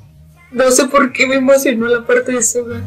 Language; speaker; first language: Spanish; native; Spanish